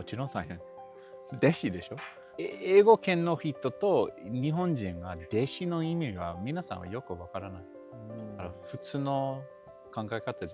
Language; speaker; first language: Japanese; non-native, learner; English